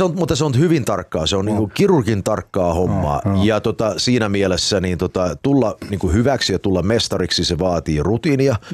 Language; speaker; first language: Finnish; early bilingual, heritage; Finnish